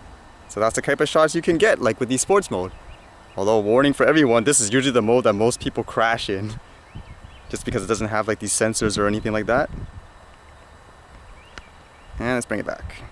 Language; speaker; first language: English; native; English